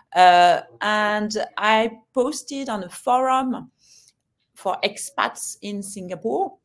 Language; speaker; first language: English; non-native, fluent; French